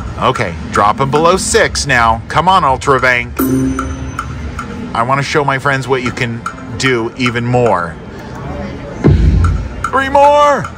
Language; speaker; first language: English; native; English